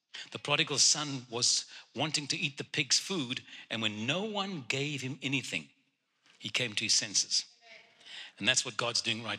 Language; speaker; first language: English; non-native, local second language; Afrikaans